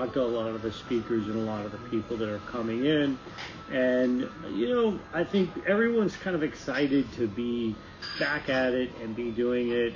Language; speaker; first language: English; native; English